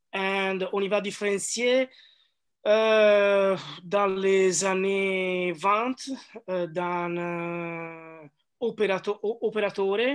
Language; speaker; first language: French; non-native, learner; Italian